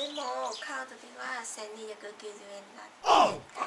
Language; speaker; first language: Japanese; non-native, learner; Vietnamese